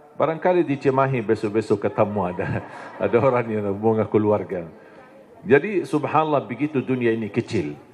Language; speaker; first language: Indonesian; non-native, fluent; Arabic